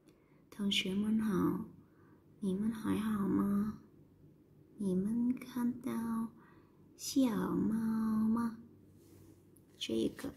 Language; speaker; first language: Chinese; non-native, learner; Vietnamese